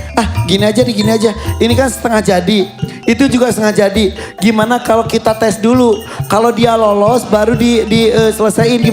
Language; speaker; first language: Indonesian; native; Indonesian